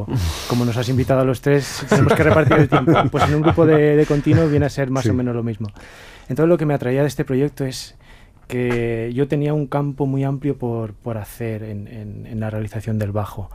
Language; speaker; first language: Spanish; native; Spanish